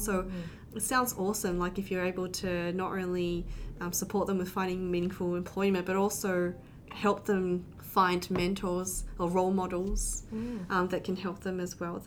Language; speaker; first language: English; native; English